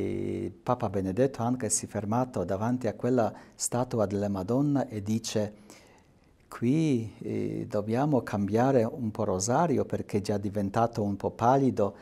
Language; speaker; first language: Italian; non-native, fluent; Polish